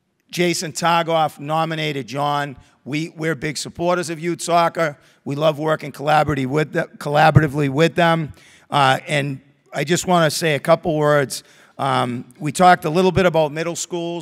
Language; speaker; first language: English; native; English